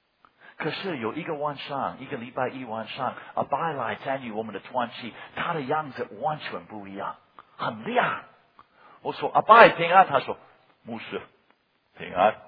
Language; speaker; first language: Chinese; non-native, fluent; English